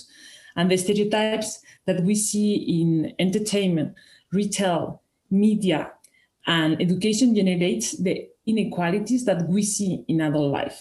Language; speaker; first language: English; non-native, fluent; Spanish